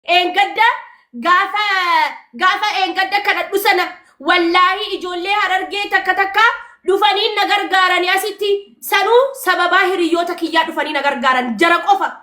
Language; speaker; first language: Oromo; non-native, local second language; Amharic